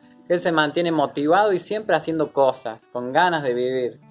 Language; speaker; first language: Spanish; native; Spanish